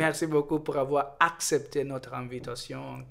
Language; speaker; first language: French; non-native, fluent; Portuguese